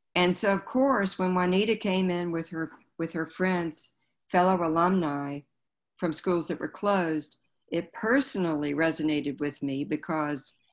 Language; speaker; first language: English; native; English